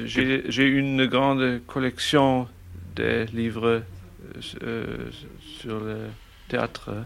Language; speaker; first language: French; non-native, learner; German